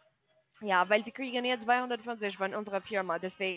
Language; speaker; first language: German; non-native, fluent; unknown